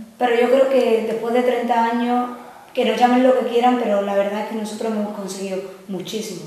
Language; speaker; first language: Spanish; native; Spanish